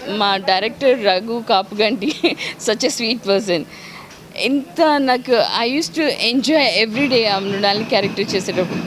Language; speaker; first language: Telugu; non-native, local second language; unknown